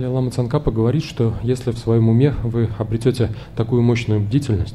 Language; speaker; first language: Russian; native; Russian